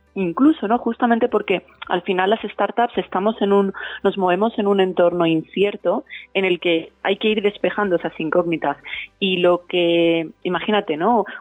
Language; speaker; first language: Spanish; native; Spanish